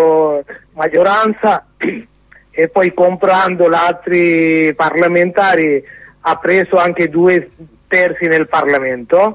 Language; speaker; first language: Italian; non-native, learner; Sinhala